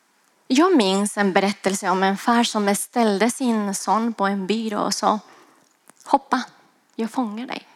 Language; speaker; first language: Swedish; non-native, fluent; Spanish